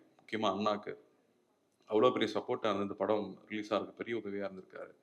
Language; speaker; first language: Tamil; native; Tamil